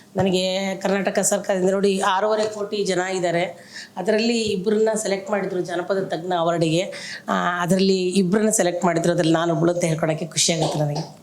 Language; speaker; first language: Kannada; non-native, local second language; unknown